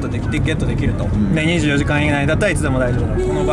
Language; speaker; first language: Japanese; native; Japanese